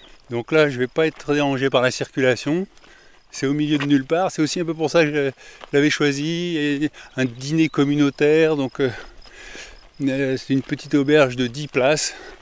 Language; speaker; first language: French; native; French